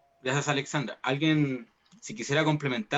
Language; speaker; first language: Spanish; native; Spanish